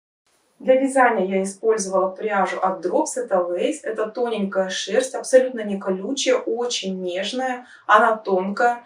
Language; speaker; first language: Russian; native; Russian